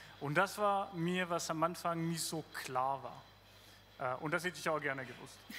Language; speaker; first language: German; non-native, fluent; French